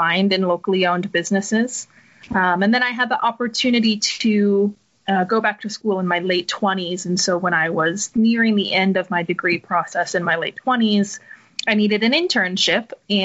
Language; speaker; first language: English; native; English